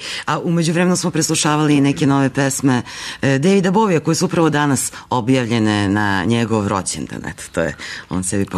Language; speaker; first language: Serbian; native; Serbian